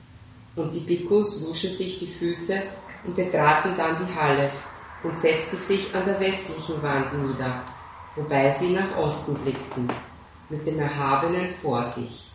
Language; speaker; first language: German; native; German